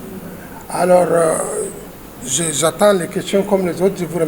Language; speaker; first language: French; non-native, local second language; Wolof